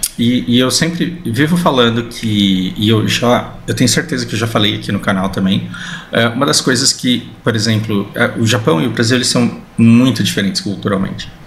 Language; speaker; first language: Portuguese; early bilingual, heritage; Portuguese